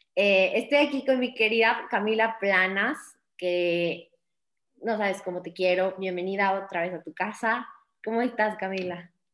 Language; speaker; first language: Spanish; native; Spanish